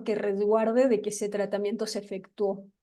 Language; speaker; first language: Spanish; native; Spanish